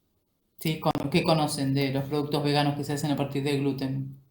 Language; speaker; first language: Spanish; native; Spanish